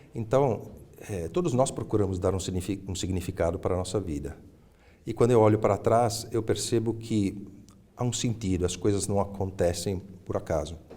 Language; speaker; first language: Portuguese; early bilingual, other home language; Italian